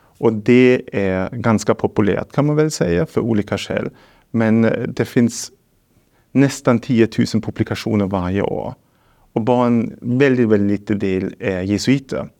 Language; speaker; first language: Swedish; non-native, fluent; German